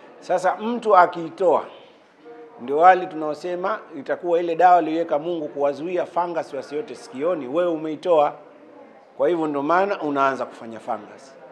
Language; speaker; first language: Swahili; native; Swahili